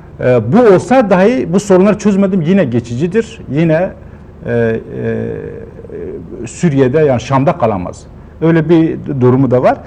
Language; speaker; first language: Turkish; non-native, local second language; Kurdish